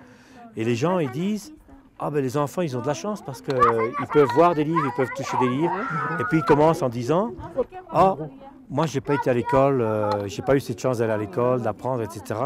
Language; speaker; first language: French; native; French